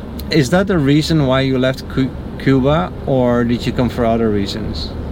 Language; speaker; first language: English; non-native, fluent; Dutch